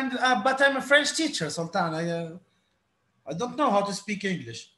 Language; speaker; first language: English; non-native, learner; Arabic